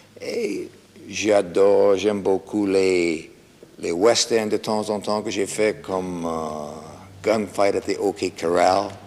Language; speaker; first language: French; non-native, fluent; English